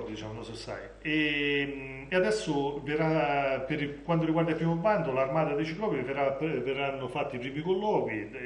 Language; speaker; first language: Italian; native; Italian